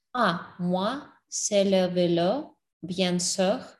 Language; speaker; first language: French; non-native, learner; English